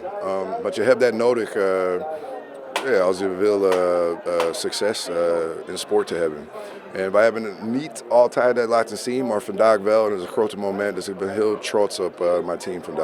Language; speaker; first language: Dutch; non-native, learner; English